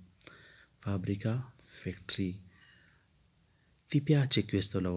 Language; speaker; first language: Italian; non-native, learner; Urdu